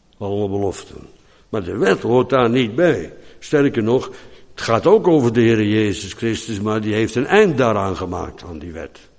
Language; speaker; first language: Dutch; native; Dutch